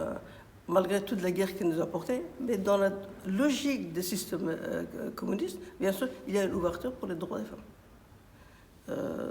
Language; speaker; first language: French; non-native, fluent; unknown